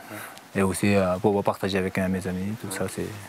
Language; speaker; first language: French; non-native, fluent; Sherpa